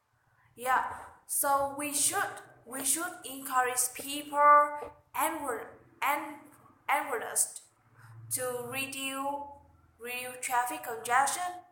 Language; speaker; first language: English; non-native, learner; Vietnamese